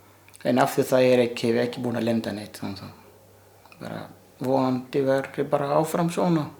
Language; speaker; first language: Icelandic; non-native, learner; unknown